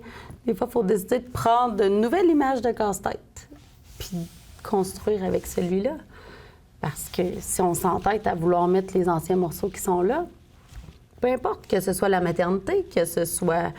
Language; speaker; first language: French; native; French